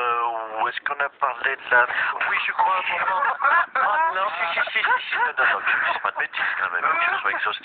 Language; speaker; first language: French; native; French